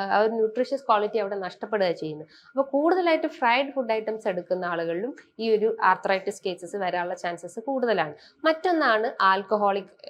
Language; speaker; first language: Malayalam; native; Malayalam